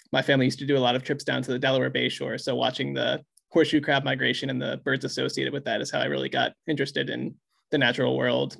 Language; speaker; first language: English; native; English